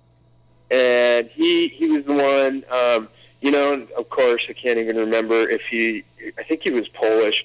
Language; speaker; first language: English; native; English